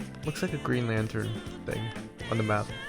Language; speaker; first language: English; native; English